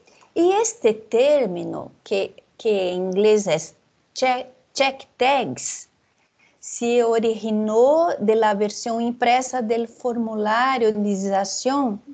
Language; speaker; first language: Spanish; non-native, fluent; Portuguese